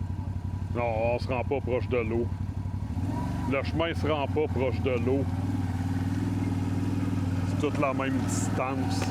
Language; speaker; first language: French; native; French